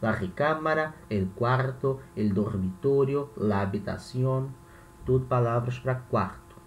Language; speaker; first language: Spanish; non-native, fluent; Portuguese